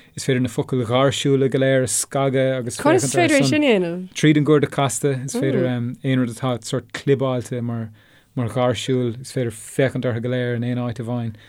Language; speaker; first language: Irish; non-native, local second language; English